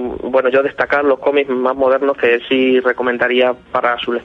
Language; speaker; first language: Spanish; native; Spanish